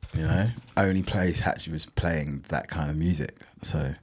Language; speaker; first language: English; native; English